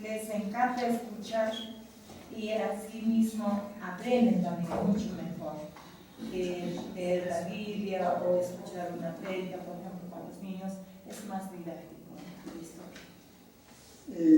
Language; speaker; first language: Spanish; non-native, fluent; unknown